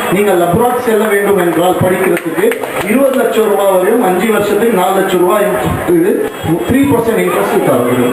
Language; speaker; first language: Tamil; non-native, local second language; Marwari